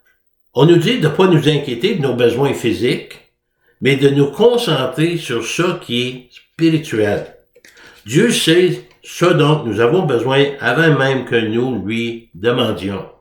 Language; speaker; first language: French; native; French